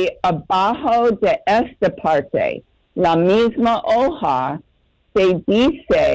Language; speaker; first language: Spanish; non-native, learner; English